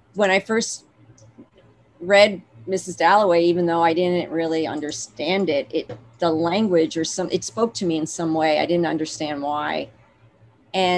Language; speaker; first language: English; native; English